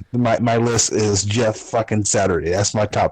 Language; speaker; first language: English; native; English